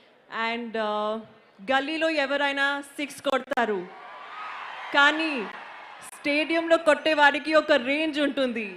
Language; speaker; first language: Telugu; non-native, learner; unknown